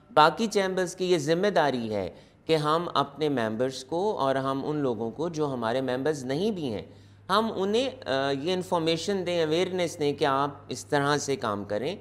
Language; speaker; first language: Urdu; non-native, local second language; Punjabi